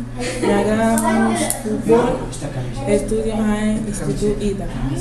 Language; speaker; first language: Catalan; non-native, learner; Spanish